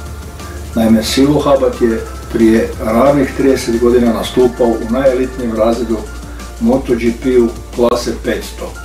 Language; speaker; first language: Croatian; native; Croatian